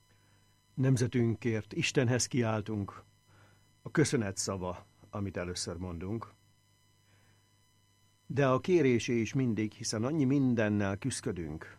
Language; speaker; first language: Hungarian; native; Hungarian